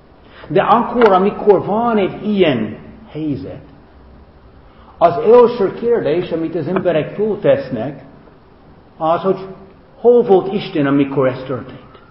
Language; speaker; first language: Hungarian; non-native, fluent; English